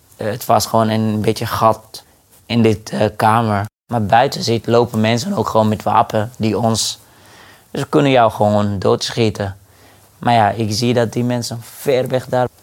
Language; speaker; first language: Dutch; non-native, fluent; Arabic